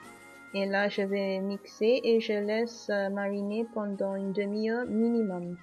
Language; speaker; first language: French; non-native, fluent; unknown